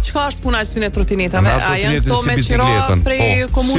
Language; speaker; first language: Albanian; native; Albanian